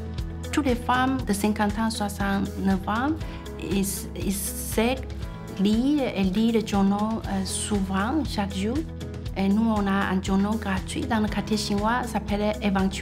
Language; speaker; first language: French; non-native, fluent; Chinese